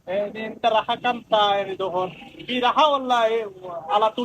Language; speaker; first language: Arabic; non-native, learner; Bangla